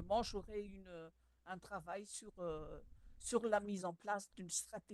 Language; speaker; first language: French; non-native, local second language; Malagasy